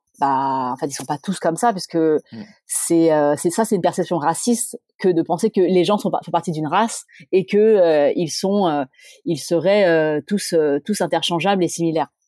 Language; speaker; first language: French; early bilingual, other home language; Chinese